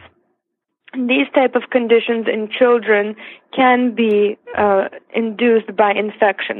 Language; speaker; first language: English; non-native, fluent; Russian